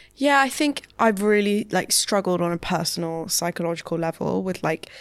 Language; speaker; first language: English; native; English